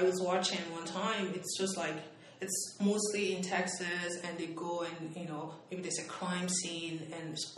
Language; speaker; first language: English; non-native, local second language; Igbo